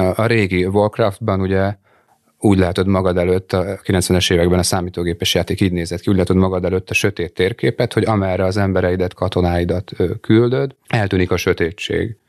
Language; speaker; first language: Hungarian; native; Hungarian